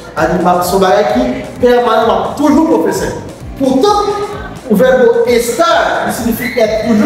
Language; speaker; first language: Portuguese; non-native, fluent; Haitian Creole